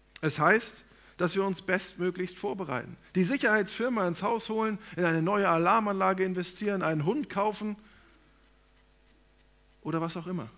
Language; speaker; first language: German; native; German